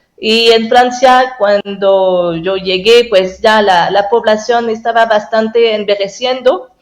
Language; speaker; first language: Spanish; non-native, fluent; French